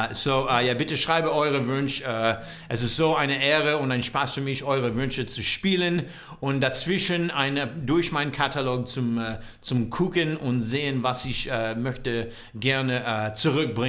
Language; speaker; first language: German; non-native, learner; English